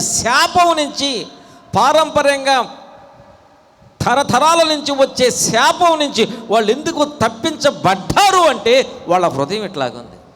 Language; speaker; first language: Telugu; native; Telugu